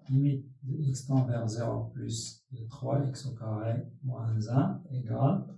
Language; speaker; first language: French; non-native, local second language; Arabic